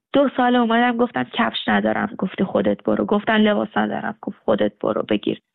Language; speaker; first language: Persian; native; Persian